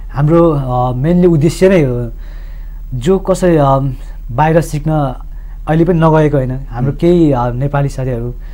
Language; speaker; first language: Nepali; non-native, local second language; Sherpa